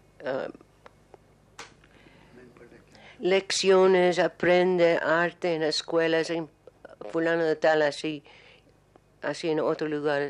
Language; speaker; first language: Spanish; non-native, learner; English